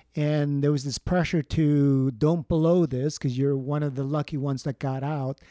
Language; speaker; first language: English; early bilingual, other home language; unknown